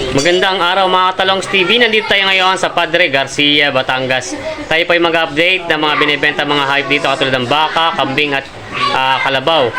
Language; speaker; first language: Filipino; native; Filipino